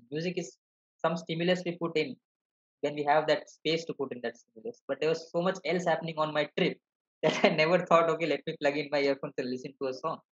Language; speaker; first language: English; non-native, local second language; Malayalam